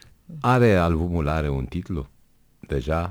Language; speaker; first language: Romanian; native; Romanian